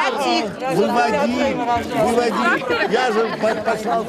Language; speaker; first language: Russian; non-native, local second language; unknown